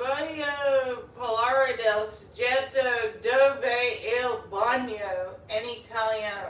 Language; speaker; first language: Italian; non-native, learner; English